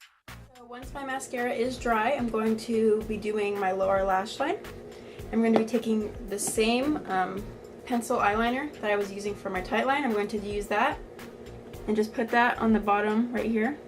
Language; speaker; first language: English; native; English